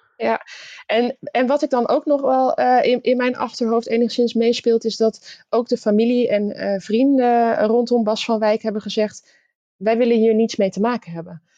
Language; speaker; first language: Dutch; native; Dutch